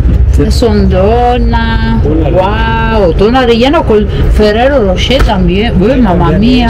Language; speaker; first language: Spanish; non-native, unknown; Italian